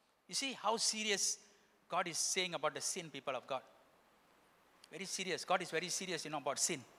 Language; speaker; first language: English; non-native, local second language; Tamil